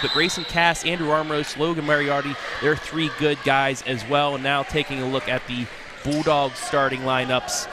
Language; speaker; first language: English; native; English